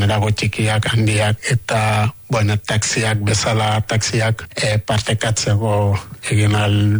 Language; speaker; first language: Basque; non-native, learner; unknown